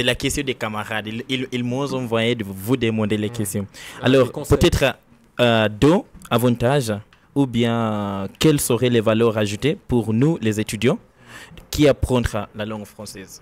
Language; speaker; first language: French; non-native, learner; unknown